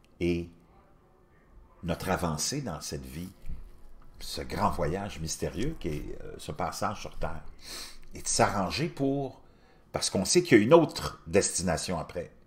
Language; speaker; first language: French; native; French